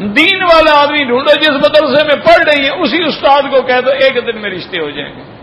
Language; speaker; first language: Urdu; native; Urdu